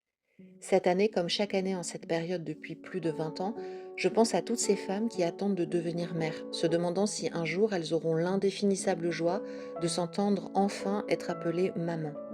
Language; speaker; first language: French; native; French